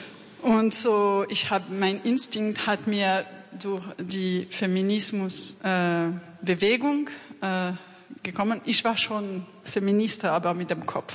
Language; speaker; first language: German; non-native, fluent; French